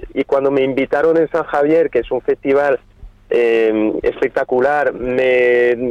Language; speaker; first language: Spanish; non-native, fluent; French